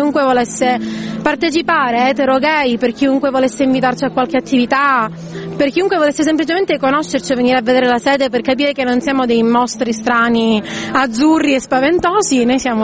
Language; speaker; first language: Italian; native; Italian